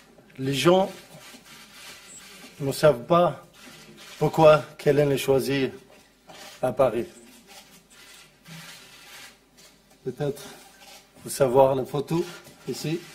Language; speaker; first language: French; non-native, learner; Arabic